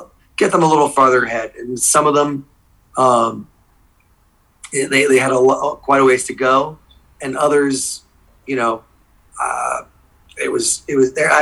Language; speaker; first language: English; native; English